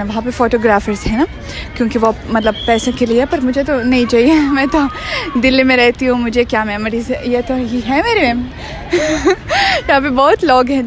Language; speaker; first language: Hindi; non-native, fluent; Russian